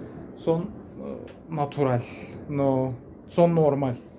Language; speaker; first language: Spanish; non-native, learner; Turkish